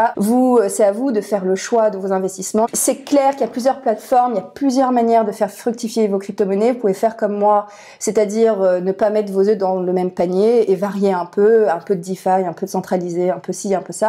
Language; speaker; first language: French; native; French